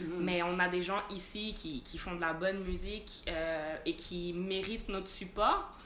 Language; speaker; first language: French; native; French